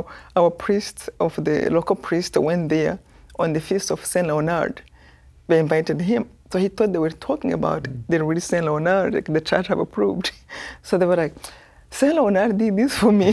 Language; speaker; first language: English; non-native, local second language; Kinyarwanda